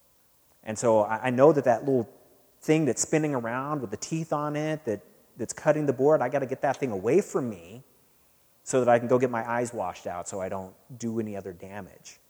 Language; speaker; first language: English; native; English